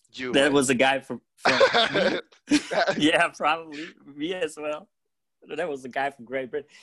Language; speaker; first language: English; non-native, fluent; German